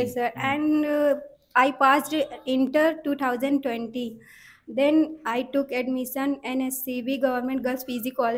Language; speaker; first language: English; non-native, learner; Hindi